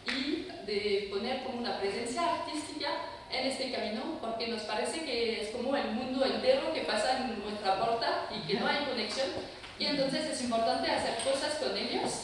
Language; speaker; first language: Spanish; non-native, fluent; French